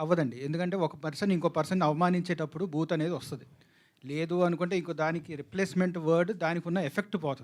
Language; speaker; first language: Telugu; native; Telugu